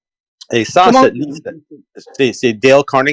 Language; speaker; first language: French; non-native, learner; English